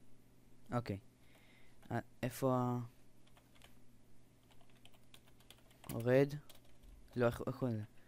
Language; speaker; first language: Hebrew; native; Hebrew